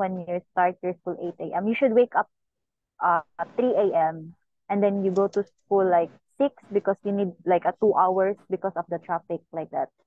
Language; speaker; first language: English; non-native, local second language; Cebuano